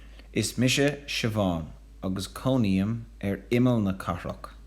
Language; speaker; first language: Irish; non-native, local second language; English